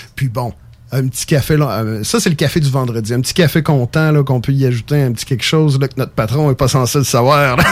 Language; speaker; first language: French; native; French